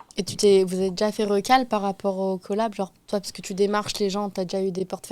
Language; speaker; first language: French; native; French